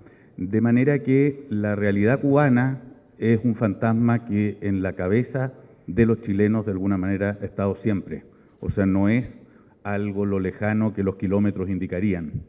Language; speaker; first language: Spanish; native; Spanish